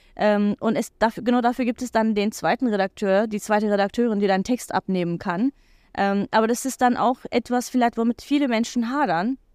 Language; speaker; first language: German; non-native, fluent; Turkish